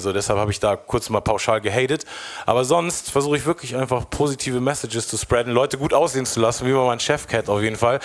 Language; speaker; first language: German; native; German